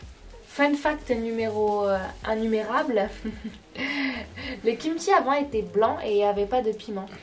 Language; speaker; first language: French; native; French